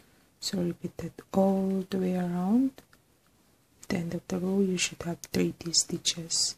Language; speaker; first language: English; non-native, fluent; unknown